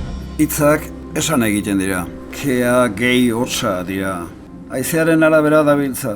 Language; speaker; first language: Basque; native; Basque